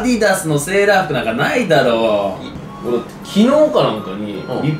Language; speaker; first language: Japanese; native; Japanese